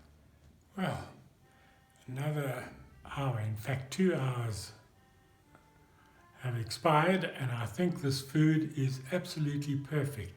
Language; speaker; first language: English; native; English